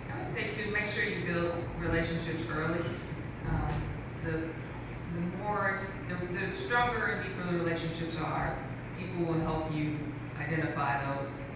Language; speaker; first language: English; native; English